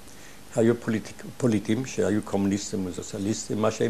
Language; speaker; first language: Hebrew; non-native, fluent; German